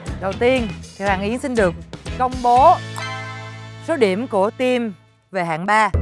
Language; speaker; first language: Vietnamese; native; Vietnamese